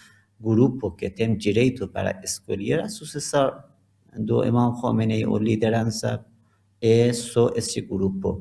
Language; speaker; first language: Portuguese; non-native, learner; Persian